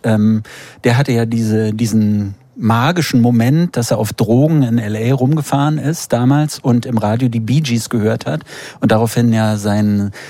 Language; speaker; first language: German; native; German